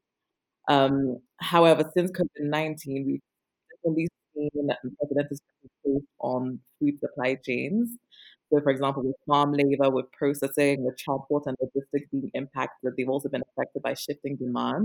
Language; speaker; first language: English; non-native, local second language; Akan